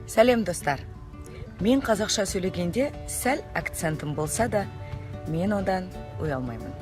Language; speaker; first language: Kazakh; non-native, local second language; Russian